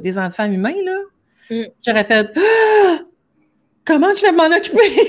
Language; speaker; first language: French; native; French